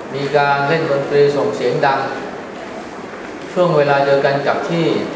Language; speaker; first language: Thai; native; Thai